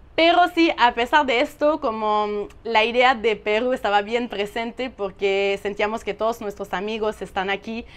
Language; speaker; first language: Spanish; non-native, fluent; French